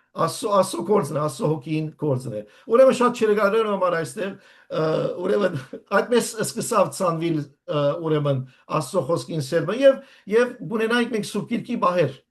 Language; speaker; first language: Armenian; native; Armenian